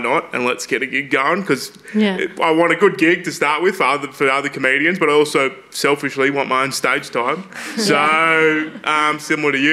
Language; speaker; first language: English; native; English